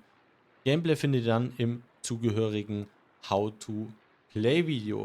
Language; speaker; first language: German; native; German